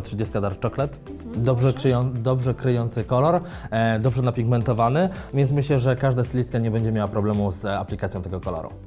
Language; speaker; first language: Polish; native; Polish